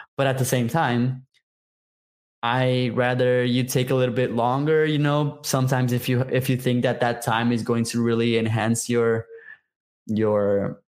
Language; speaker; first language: English; non-native, fluent; Portuguese